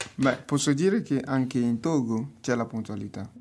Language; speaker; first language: Italian; non-native, fluent; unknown